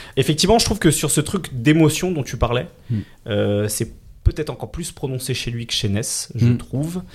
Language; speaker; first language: French; native; French